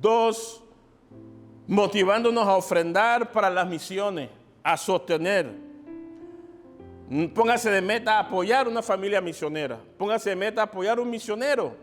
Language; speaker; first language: Spanish; native; Spanish